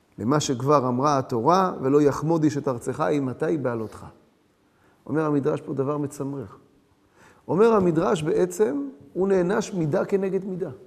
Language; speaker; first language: Hebrew; early bilingual, other home language; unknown